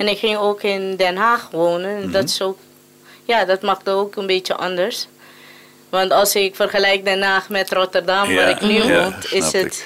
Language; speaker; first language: Dutch; non-native, local second language; Papiamento